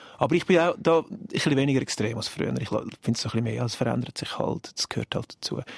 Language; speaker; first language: German; native; German